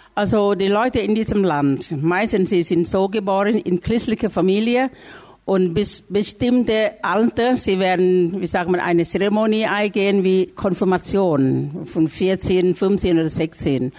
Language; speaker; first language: German; non-native, learner; Thai